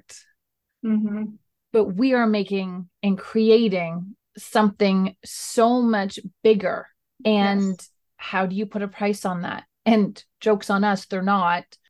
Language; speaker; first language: English; native; English